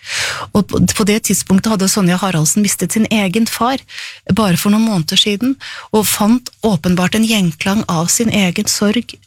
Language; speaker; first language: Norwegian; native; Norwegian